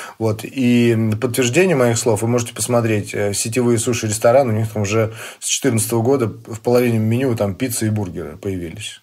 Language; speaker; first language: Russian; native; Russian